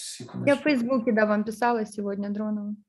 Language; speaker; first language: Russian; native; Russian